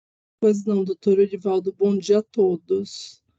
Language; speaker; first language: Portuguese; native; Portuguese